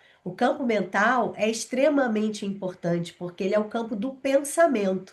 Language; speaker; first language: Portuguese; native; Portuguese